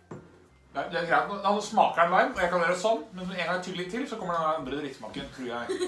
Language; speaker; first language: Norwegian; native; Norwegian